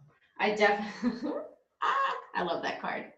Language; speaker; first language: English; native; English